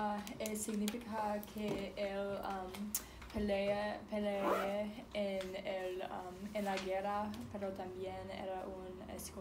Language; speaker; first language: Spanish; non-native, learner; English